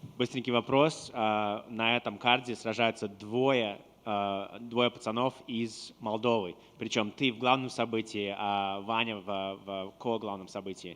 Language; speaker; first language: Russian; native; Russian